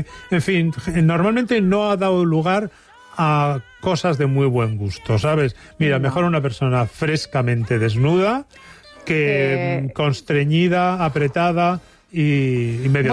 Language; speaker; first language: Spanish; native; Spanish